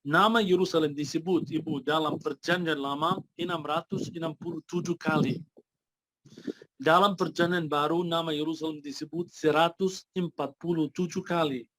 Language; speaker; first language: Indonesian; non-native, fluent; Arabic